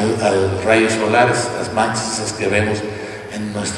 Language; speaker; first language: Spanish; native; Spanish